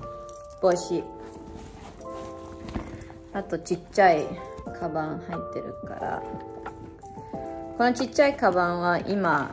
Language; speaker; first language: Japanese; early bilingual, heritage; English